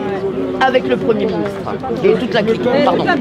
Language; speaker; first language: French; native; French